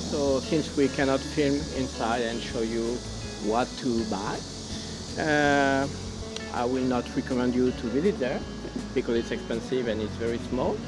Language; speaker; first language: English; non-native, learner; French